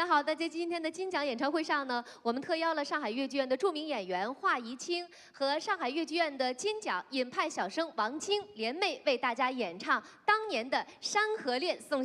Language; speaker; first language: Chinese; native; Chinese